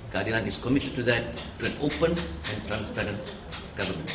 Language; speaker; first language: English; non-native, local second language; Tamil